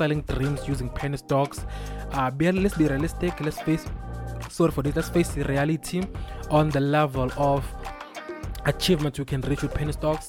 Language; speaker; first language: English; non-native, local second language; Swati